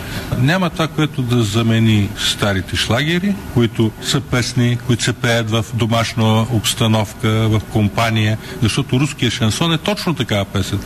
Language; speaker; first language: Bulgarian; native; Bulgarian